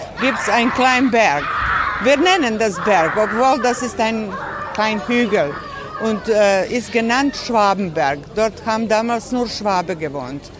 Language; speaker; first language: German; early bilingual, heritage; German